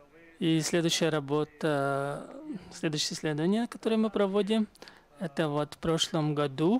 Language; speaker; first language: Russian; non-native, fluent; Chinese